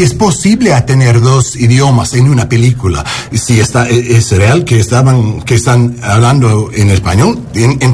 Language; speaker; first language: Spanish; early bilingual, heritage; Spanish